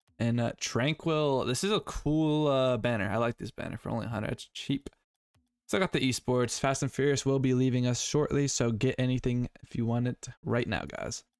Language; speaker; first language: English; native; English